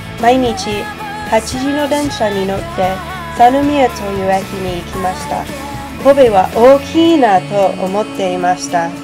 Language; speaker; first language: Japanese; non-native, learner; English